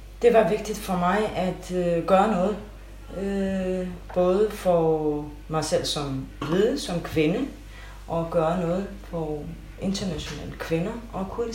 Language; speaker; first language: Danish; non-native, fluent; Kurdish